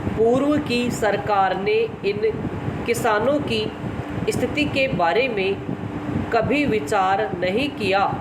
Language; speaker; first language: Hindi; native; Hindi